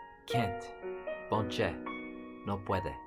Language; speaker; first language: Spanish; non-native, learner; English